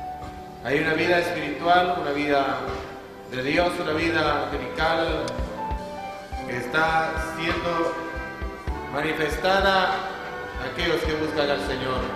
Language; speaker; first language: Spanish; native; Spanish